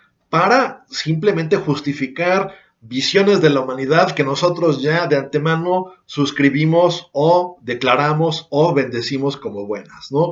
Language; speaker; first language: Spanish; native; Spanish